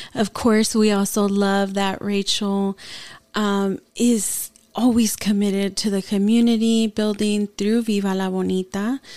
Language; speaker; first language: English; early bilingual, other home language; Spanish